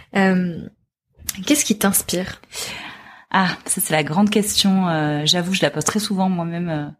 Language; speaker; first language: French; native; French